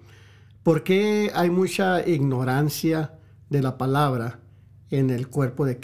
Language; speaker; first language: Spanish; early bilingual, heritage; Spanish